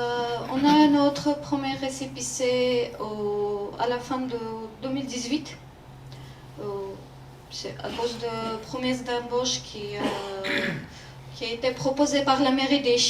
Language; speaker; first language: French; non-native, learner; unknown